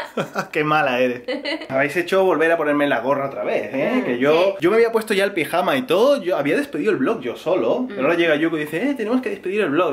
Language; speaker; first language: Spanish; native; Spanish